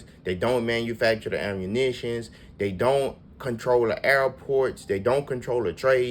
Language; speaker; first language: English; native; English